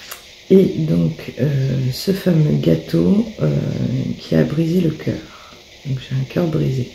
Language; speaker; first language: French; native; French